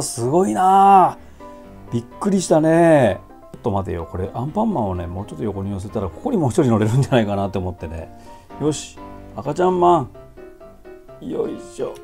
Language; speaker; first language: Japanese; native; Japanese